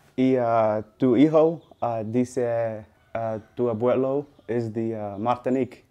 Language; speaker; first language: Spanish; non-native, learner; English